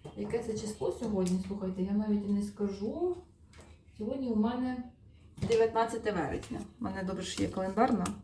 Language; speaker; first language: Ukrainian; non-native, local second language; Russian